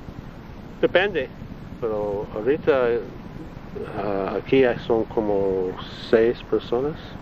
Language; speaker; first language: Spanish; non-native, learner; Italian